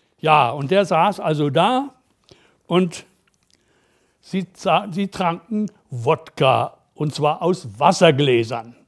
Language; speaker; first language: German; native; German